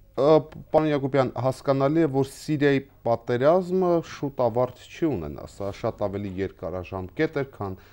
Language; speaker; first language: Armenian; native; Armenian